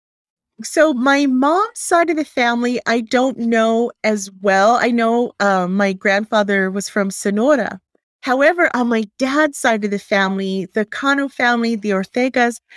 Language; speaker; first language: English; native; English